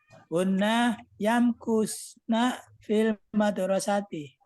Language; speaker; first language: Arabic; non-native, learner; Indonesian